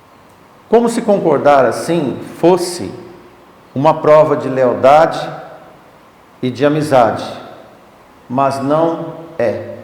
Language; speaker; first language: Portuguese; native; Portuguese